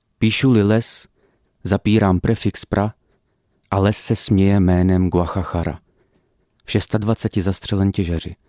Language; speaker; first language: Czech; early bilingual, other home language; Russian